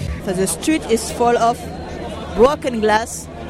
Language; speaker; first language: English; non-native, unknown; French